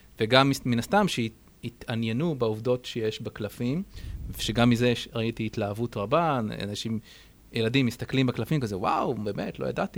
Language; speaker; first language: Hebrew; native; Hebrew